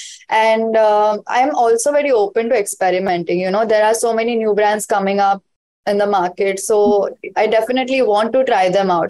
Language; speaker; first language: English; non-native, local second language; Hindi